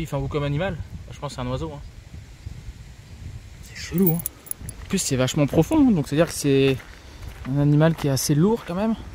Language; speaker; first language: French; native; French